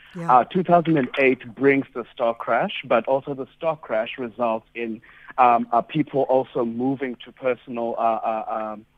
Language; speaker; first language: English; non-native, local second language; Xhosa